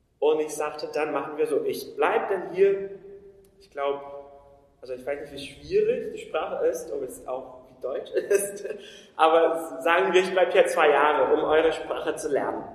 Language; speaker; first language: German; non-native, fluent; Portuguese